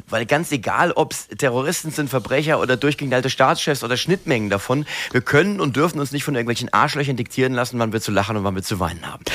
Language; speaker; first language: German; native; German